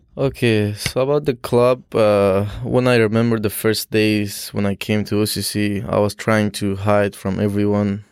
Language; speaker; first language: English; non-native, learner; Persian